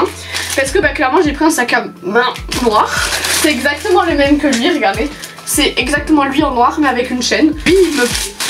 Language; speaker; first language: French; native; French